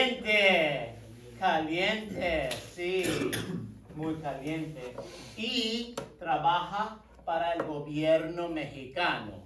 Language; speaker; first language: Spanish; non-native, fluent; English